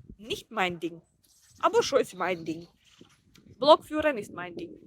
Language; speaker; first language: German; non-native, fluent; Ukrainian